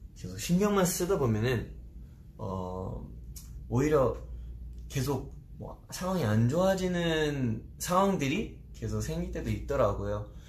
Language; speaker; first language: Korean; early bilingual, heritage; Korean